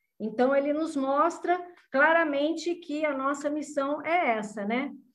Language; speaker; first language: Portuguese; native; Portuguese